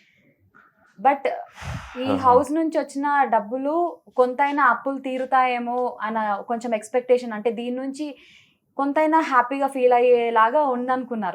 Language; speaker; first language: Telugu; native; Telugu